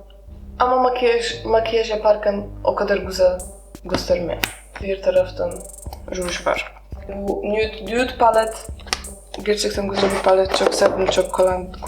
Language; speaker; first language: Turkish; non-native, learner; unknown